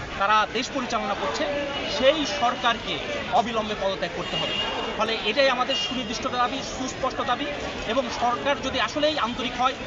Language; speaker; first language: Bangla; native; Bangla